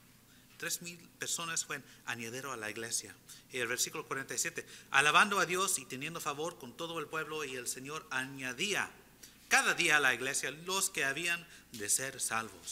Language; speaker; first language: Spanish; early bilingual, heritage; English